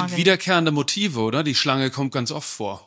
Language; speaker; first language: German; native; German